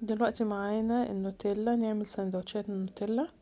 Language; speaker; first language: Arabic; native; Arabic